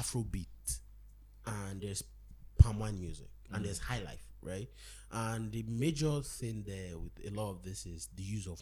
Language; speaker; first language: English; non-native, local second language; Yoruba